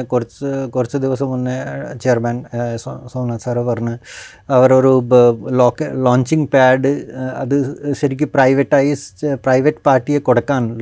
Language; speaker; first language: Malayalam; non-native, fluent; Bangla